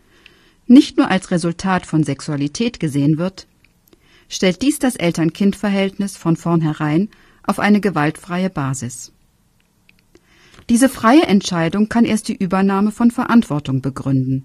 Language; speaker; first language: German; native; German